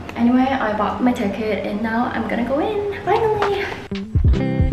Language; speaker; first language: English; non-native, fluent; Korean